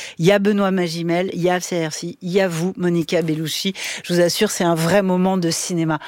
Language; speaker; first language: French; native; French